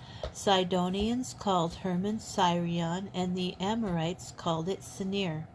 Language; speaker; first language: English; native; English